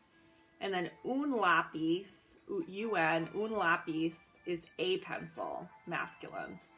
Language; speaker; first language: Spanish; non-native, fluent; English